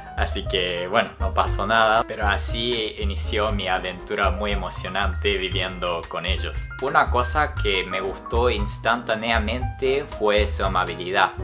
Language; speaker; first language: Spanish; non-native, fluent; Japanese